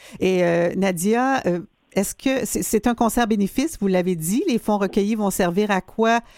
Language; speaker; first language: French; native; French